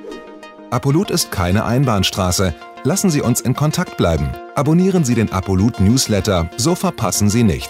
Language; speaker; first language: German; native; German